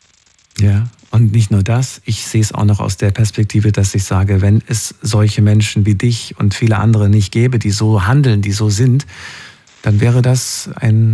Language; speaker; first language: German; native; German